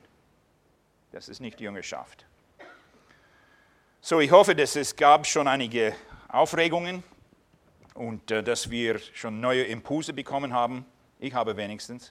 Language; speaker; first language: German; non-native, fluent; English